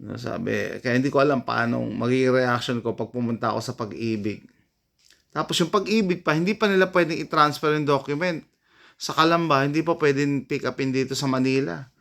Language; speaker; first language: Filipino; native; Filipino